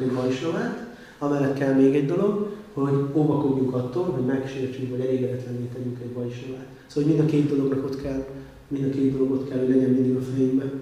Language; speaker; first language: Hungarian; native; Hungarian